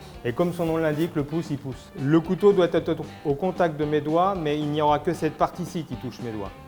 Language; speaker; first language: French; native; French